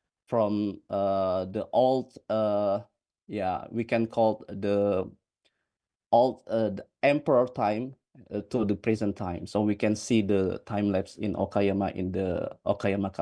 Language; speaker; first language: English; non-native, fluent; Indonesian